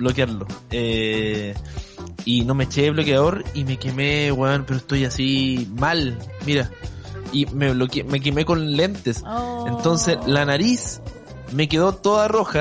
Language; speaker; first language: Spanish; native; Spanish